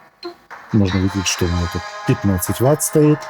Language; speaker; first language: Russian; native; Russian